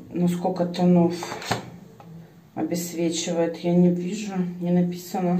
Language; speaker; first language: Russian; native; Russian